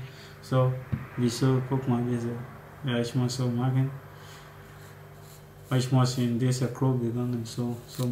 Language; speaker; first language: German; non-native, learner; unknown